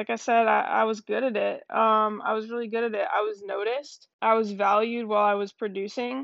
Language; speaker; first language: English; native; English